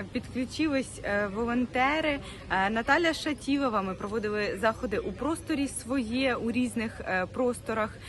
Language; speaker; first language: Ukrainian; native; Ukrainian